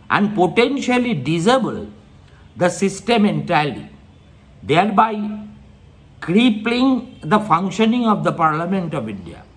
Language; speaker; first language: English; non-native, local second language; Bangla